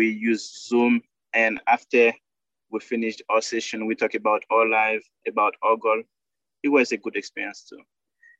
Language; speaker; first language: English; non-native, learner; Haitian Creole